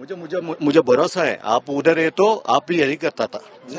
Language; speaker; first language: Hindi; non-native, local second language; Kannada